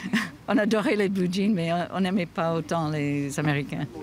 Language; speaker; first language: French; non-native, fluent; English